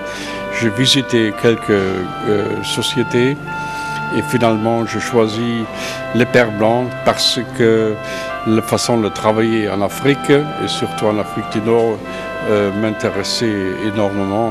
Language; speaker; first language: French; non-native, fluent; German